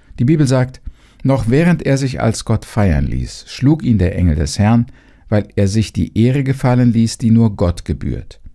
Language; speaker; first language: German; native; German